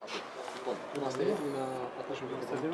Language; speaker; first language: Greek; native; Greek